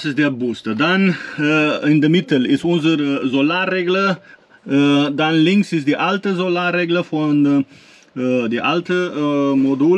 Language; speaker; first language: German; non-native, learner; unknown